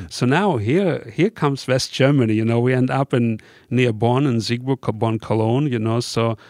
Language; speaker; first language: English; non-native, fluent; Russian